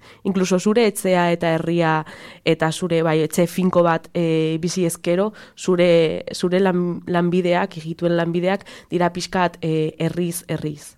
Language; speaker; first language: Basque; non-native, local second language; Spanish